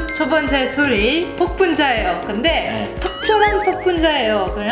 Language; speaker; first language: Korean; non-native, learner; French